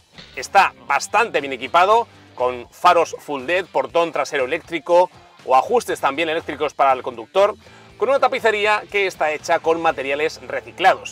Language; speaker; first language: Spanish; native; Spanish